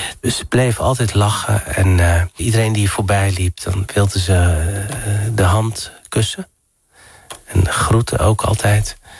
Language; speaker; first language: Dutch; early bilingual, other home language; Riffian